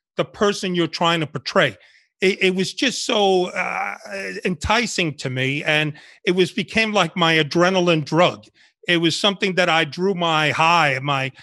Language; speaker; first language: English; early bilingual, other home language; Spanish